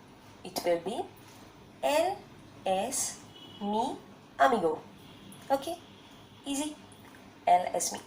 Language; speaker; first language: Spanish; non-native, learner; Bangla